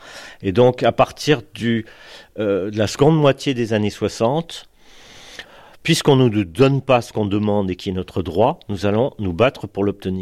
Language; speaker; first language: French; native; French